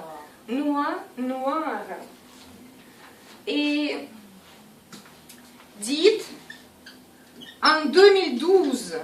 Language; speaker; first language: French; non-native, fluent; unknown